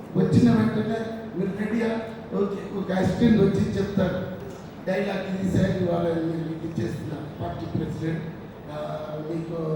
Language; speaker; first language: Telugu; non-native, fluent; Tamil